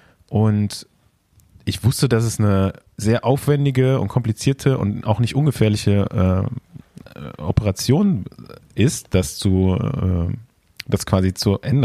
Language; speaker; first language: German; native; German